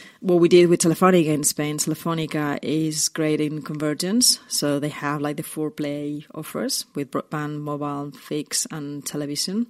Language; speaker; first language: English; non-native, fluent; Spanish